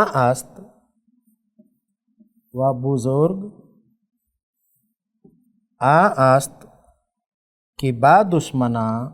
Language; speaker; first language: Persian; non-native, fluent; Urdu